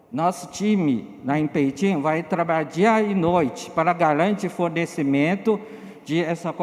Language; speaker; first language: Portuguese; non-native, learner; Chinese